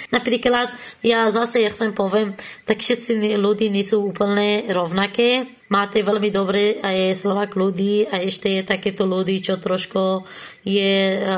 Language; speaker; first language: Slovak; non-native, learner; Persian